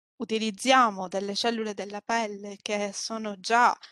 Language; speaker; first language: Italian; native; Italian